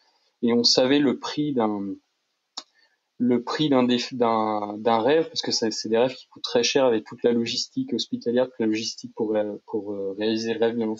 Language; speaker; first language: French; native; French